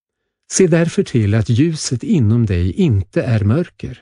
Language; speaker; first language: Swedish; native; Swedish